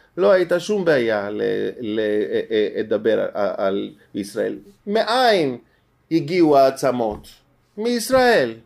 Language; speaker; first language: Hebrew; non-native, fluent; Greek